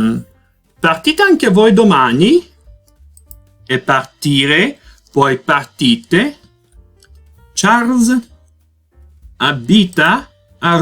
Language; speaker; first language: Italian; non-native, learner; Portuguese